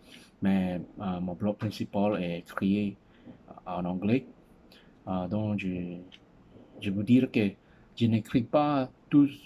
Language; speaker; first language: French; non-native, learner; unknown